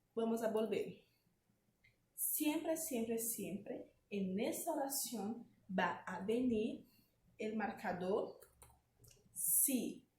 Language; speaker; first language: Spanish; non-native, fluent; Portuguese